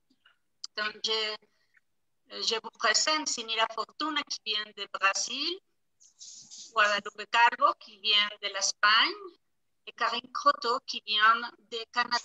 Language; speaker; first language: French; non-native, fluent; Spanish